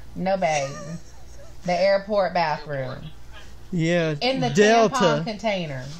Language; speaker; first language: English; native; English